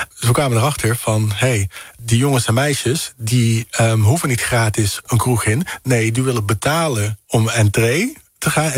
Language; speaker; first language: Dutch; early bilingual, other home language; Papiamento